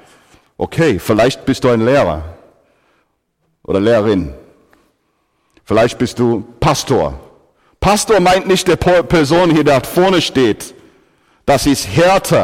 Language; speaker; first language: German; non-native, fluent; English